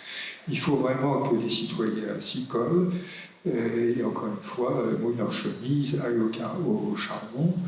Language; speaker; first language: French; native; French